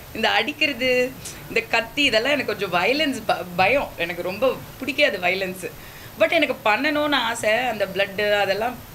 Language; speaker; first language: Tamil; native; Tamil